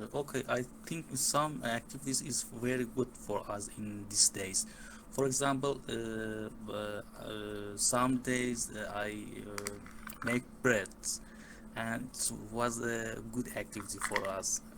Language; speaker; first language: English; non-native, learner; Persian